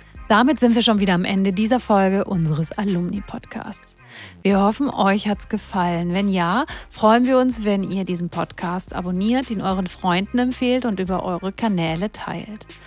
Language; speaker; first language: German; native; German